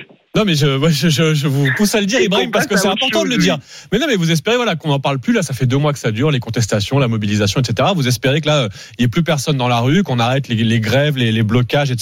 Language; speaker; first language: French; native; French